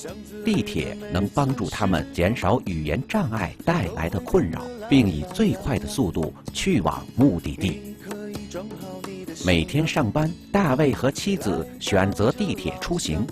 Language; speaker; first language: Chinese; native; Chinese